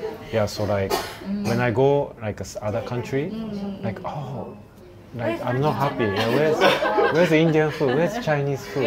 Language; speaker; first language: English; non-native, fluent; Japanese